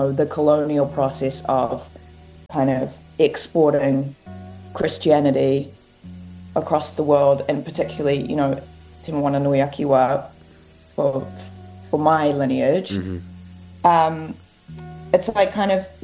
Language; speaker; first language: English; native; English